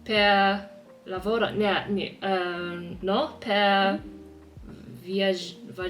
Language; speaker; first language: Italian; non-native, learner; English